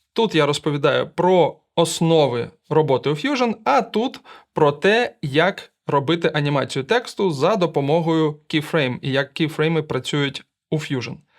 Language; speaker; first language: Ukrainian; non-native, local second language; Russian